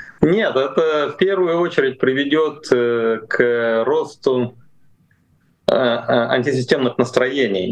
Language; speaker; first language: Russian; native; Russian